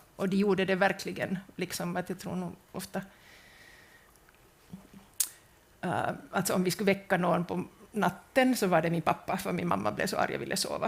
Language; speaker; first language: Swedish; native; Swedish